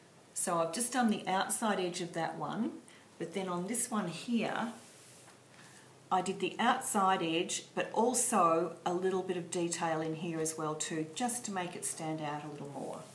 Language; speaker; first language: English; native; English